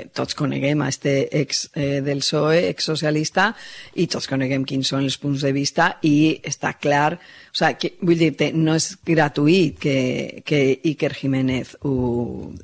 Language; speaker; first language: Catalan; native; Catalan